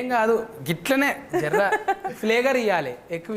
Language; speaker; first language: Telugu; native; Telugu